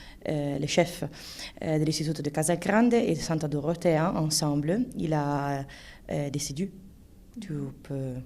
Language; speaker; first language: French; non-native, fluent; Italian